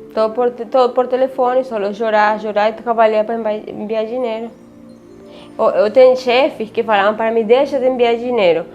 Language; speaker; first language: Portuguese; non-native, learner; Spanish